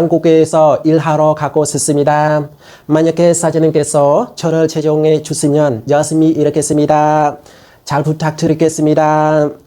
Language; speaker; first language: Korean; non-native, fluent; Khmer